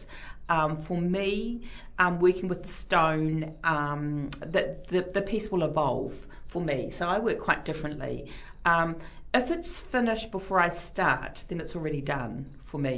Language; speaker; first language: English; native; English